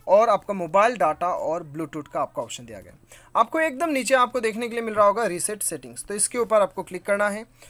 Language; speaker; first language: Hindi; native; Hindi